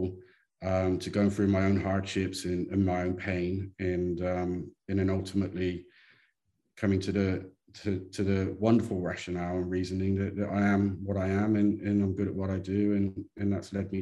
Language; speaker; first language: English; native; English